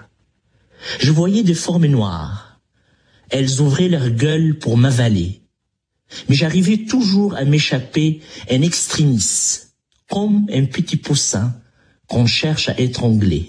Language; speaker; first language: French; non-native, local second language; Arabic